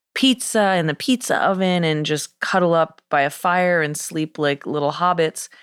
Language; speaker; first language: English; native; English